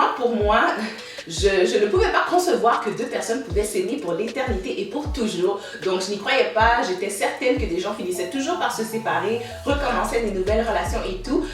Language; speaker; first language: French; native; French